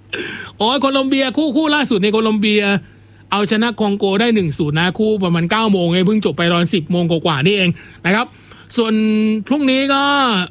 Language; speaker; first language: Thai; non-native, local second language; Northeastern Thai